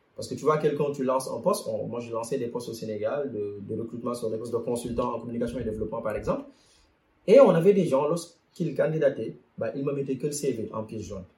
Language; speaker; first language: French; non-native, local second language; Wolof